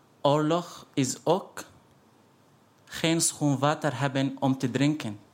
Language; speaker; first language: Dutch; non-native, fluent; Arabic